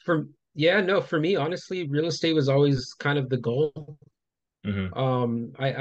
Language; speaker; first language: English; native; English